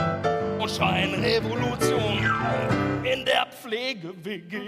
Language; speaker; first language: German; native; German